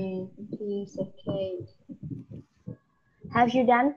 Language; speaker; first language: English; non-native, learner; Vietnamese